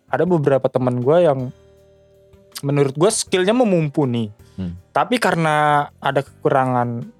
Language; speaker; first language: Indonesian; native; Indonesian